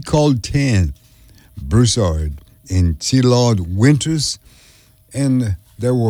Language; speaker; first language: English; early bilingual, other home language; French